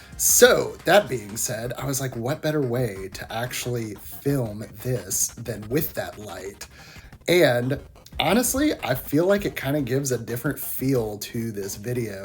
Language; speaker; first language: English; native; English